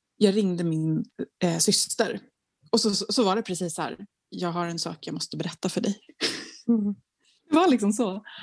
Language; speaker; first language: Swedish; native; Swedish